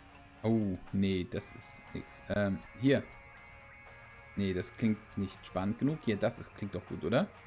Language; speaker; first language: German; native; German